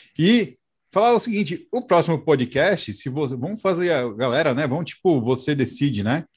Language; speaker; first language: Portuguese; native; Portuguese